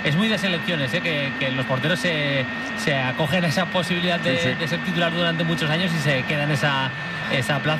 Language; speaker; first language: Spanish; native; Spanish